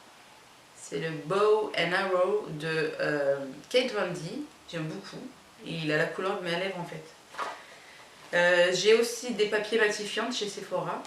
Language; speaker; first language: French; native; French